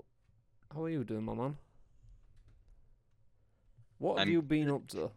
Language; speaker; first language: English; native; English